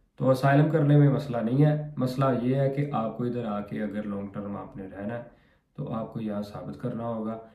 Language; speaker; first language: Urdu; non-native, local second language; Punjabi